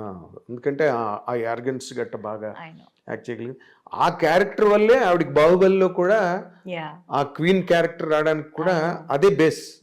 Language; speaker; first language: Telugu; native; Telugu